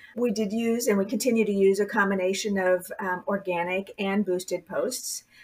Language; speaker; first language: English; native; English